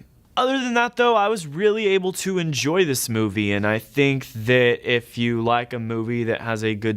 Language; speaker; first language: English; native; English